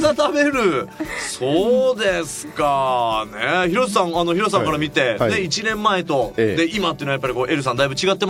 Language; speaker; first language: Japanese; native; Japanese